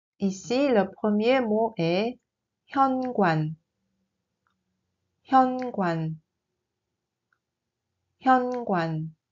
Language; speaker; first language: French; non-native, fluent; Korean